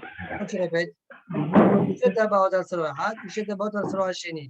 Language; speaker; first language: French; native; French